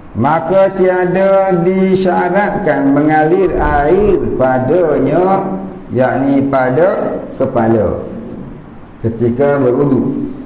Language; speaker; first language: Malay; native; Malay